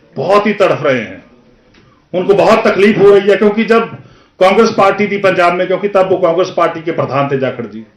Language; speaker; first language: Hindi; non-native, local second language; Punjabi